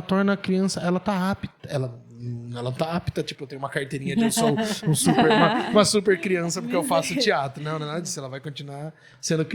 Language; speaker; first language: Portuguese; native; Portuguese